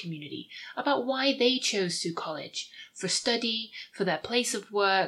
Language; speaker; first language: English; native; English